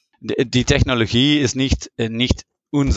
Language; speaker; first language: German; non-native, learner; Dutch